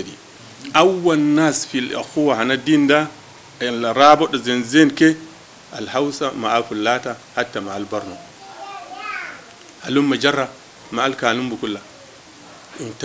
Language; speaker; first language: Arabic; non-native, local second language; Hausa